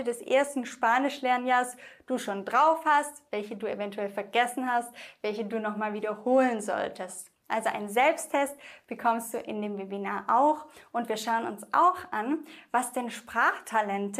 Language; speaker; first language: German; native; German